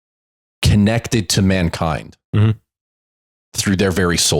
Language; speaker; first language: English; native; English